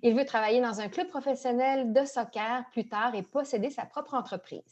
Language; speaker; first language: French; native; French